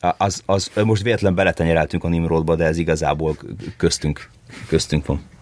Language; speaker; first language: Hungarian; early bilingual, heritage; Hungarian